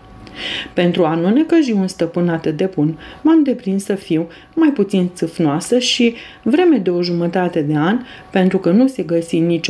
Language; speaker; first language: Romanian; native; Romanian